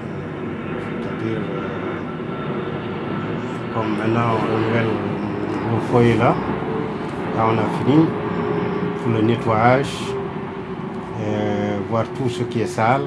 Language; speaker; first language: French; non-native, local second language; Fula